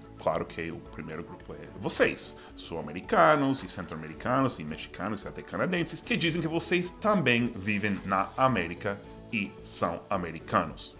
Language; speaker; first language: Portuguese; non-native, fluent; English